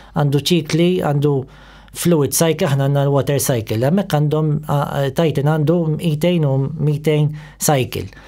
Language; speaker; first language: Maltese; native; Maltese